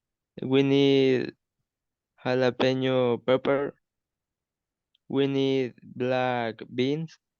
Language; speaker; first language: English; non-native, learner; Spanish